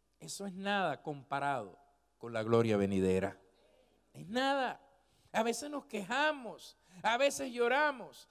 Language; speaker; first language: Spanish; native; Spanish